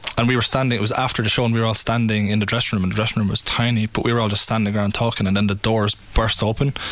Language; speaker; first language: English; native; English